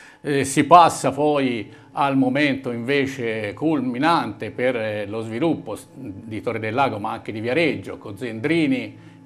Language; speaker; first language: Italian; native; Italian